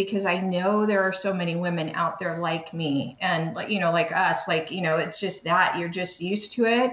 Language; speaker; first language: English; native; English